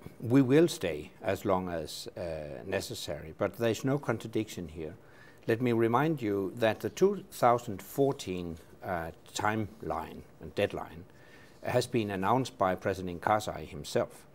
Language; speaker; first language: English; non-native, fluent; Danish